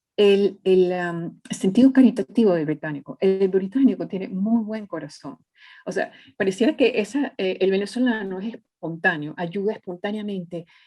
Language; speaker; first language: Spanish; native; Spanish